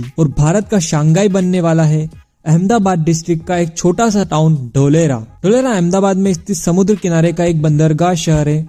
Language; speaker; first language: Hindi; native; Hindi